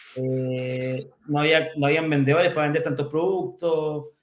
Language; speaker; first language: Spanish; native; Spanish